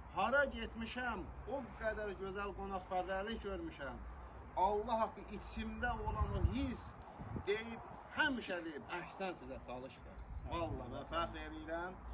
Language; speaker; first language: Azerbaijani; native; Azerbaijani